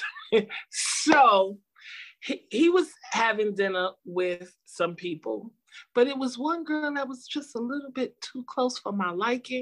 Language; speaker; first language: English; native; English